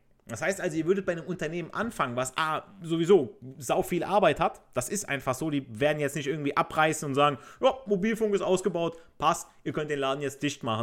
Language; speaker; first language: German; native; German